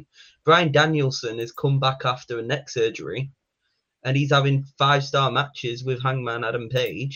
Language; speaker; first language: English; native; English